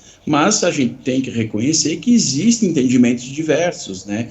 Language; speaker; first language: Portuguese; native; Portuguese